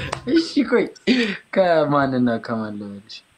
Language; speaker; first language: Amharic; native; Amharic